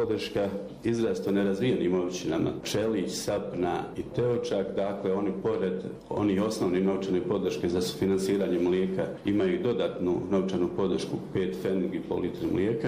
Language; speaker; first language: Bosnian; native; Bosnian